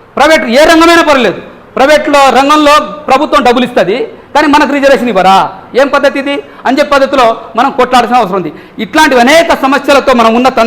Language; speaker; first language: Telugu; non-native, local second language; Lambadi